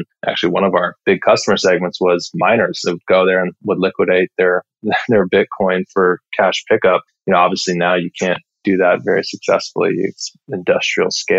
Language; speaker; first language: English; native; English